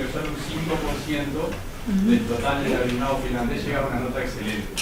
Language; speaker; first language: Spanish; native; Spanish